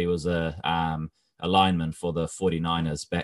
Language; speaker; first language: English; native; English